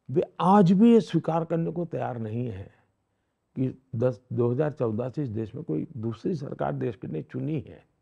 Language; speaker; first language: Hindi; non-native, local second language; Gujarati